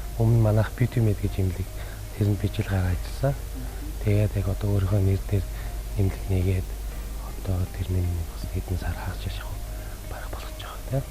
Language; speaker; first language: Mongolian; early bilingual, heritage; Mongolian